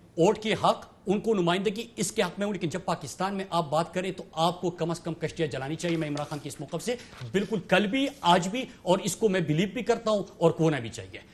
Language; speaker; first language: Urdu; non-native, local second language; Pashto